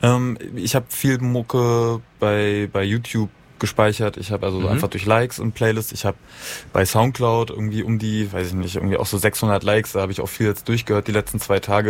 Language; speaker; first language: German; native; German